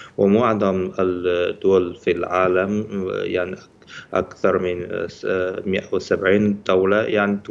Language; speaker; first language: Arabic; non-native, fluent; Chinese